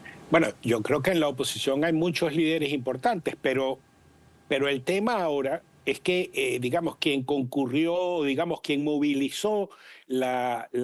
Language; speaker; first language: Spanish; native; Spanish